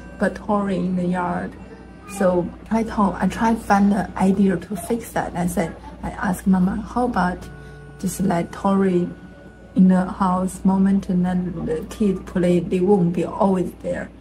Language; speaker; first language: English; non-native, learner; Chinese